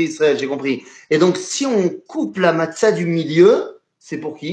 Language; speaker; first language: French; native; French